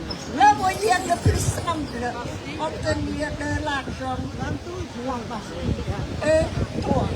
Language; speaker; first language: French; non-native, fluent; Khmer